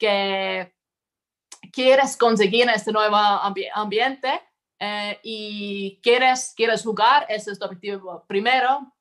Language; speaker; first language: Spanish; non-native, fluent; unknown